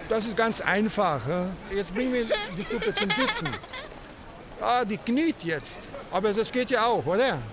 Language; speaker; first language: German; non-native, fluent; Italian